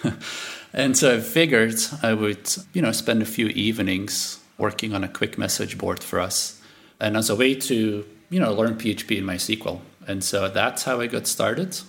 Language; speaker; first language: English; non-native, fluent; Dutch